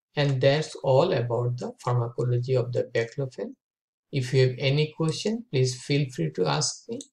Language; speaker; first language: English; non-native, local second language; Bangla